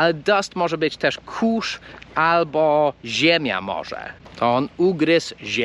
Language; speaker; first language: Polish; non-native, fluent; English